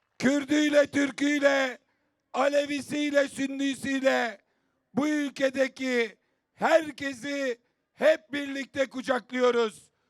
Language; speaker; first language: Turkish; native; Turkish